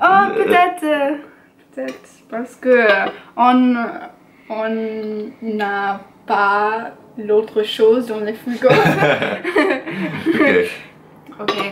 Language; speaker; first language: French; non-native, learner; English